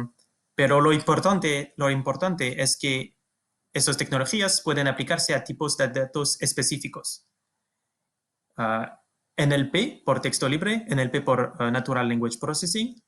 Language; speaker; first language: Spanish; non-native, fluent; French